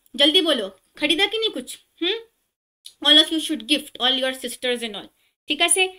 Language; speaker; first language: Hindi; non-native, local second language; Assamese